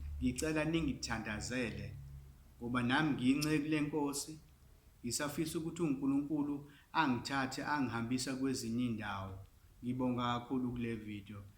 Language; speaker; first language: Zulu; non-native, local second language; English